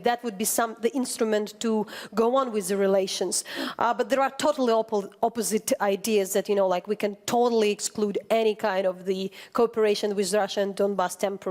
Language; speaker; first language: English; non-native, fluent; Ukrainian